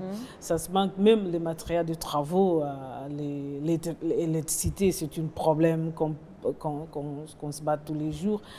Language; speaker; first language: French; non-native, learner; Portuguese